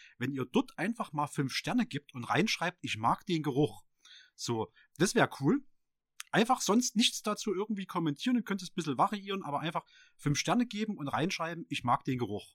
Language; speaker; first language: German; native; German